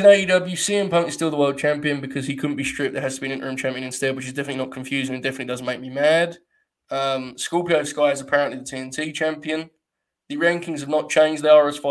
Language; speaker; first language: English; native; English